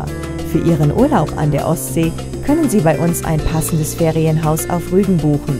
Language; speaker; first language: German; native; German